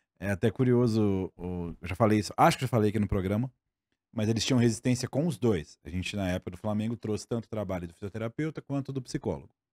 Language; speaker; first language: Portuguese; native; Portuguese